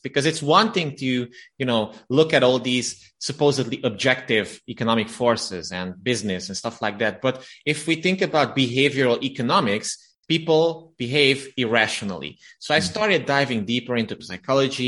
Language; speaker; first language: English; non-native, fluent; Romanian